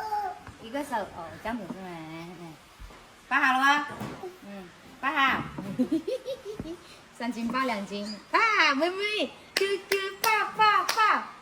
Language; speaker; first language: Chinese; native; Chinese